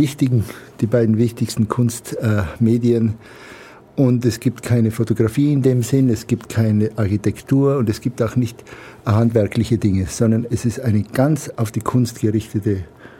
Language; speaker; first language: German; native; German